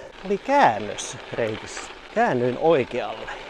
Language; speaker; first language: Finnish; native; Finnish